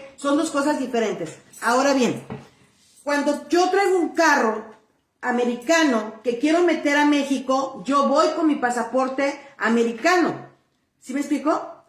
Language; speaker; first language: Spanish; native; Spanish